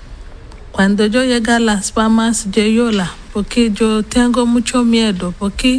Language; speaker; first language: Spanish; non-native, learner; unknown